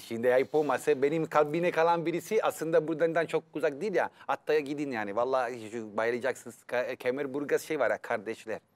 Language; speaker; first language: Turkish; non-native, fluent; Italian